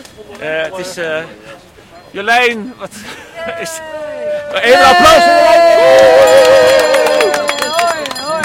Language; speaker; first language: Dutch; native; Dutch